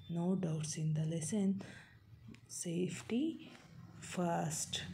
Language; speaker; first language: English; non-native, local second language; Kannada